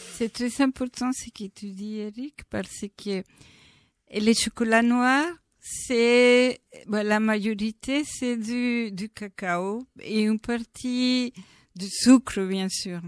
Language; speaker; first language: French; non-native, fluent; Spanish